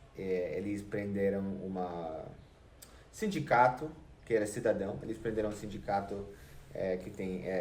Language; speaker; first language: Portuguese; non-native, fluent; English